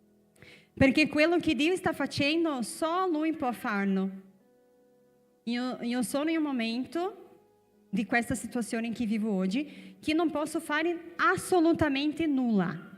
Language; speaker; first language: Italian; non-native, fluent; Portuguese